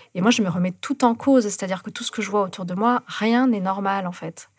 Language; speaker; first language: French; native; French